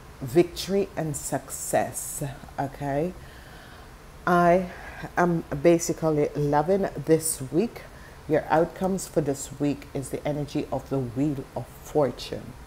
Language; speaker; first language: English; non-native, fluent; Dutch